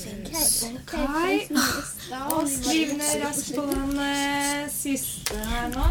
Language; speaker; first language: Norwegian; native; Norwegian